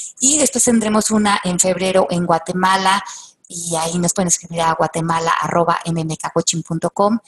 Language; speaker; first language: Spanish; native; Spanish